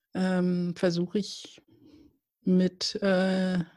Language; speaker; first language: German; early bilingual, other home language; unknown